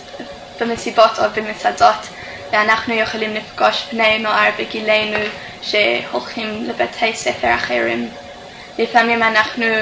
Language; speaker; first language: Hebrew; non-native, fluent; English